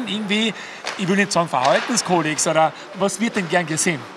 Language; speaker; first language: German; native; German